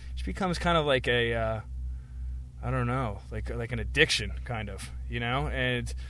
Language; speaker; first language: English; native; English